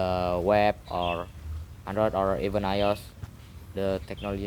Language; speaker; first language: English; non-native, learner; Indonesian